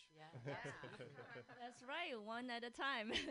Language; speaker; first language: English; non-native, fluent; Chinese